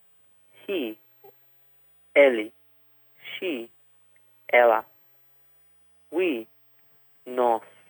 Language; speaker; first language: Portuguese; non-native, fluent; English